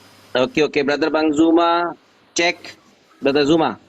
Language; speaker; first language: Indonesian; non-native, learner; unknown